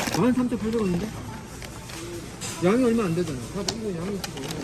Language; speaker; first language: Korean; native; Korean